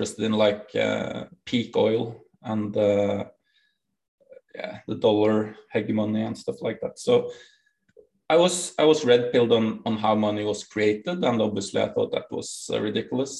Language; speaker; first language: English; non-native, fluent; Norwegian